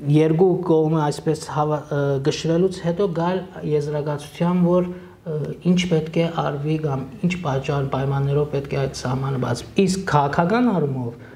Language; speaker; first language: Armenian; early bilingual, heritage; Armenian